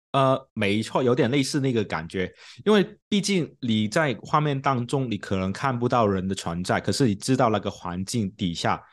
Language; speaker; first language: Chinese; non-native, local second language; Cantonese